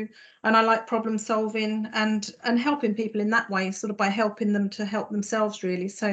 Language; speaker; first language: English; native; English